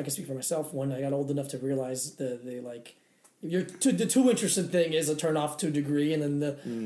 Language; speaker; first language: English; early bilingual, other home language; Spanish